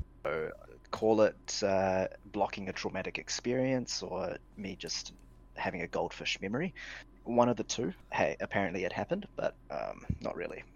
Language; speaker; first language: English; native; English